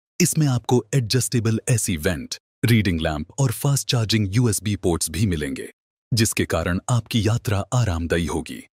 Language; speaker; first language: Hindi; non-native, local second language; Marathi